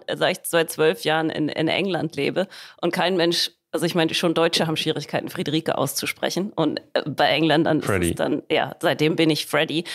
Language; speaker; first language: German; native; German